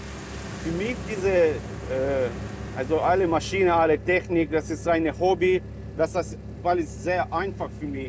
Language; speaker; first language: German; non-native, learner; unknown